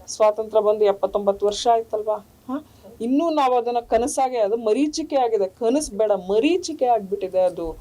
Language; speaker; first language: Kannada; native; Kannada